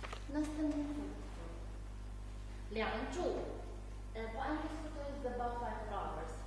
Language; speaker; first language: Polish; non-native, learner; Chinese